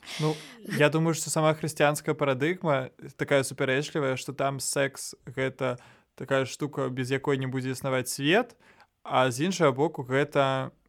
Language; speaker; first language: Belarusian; non-native, local second language; Russian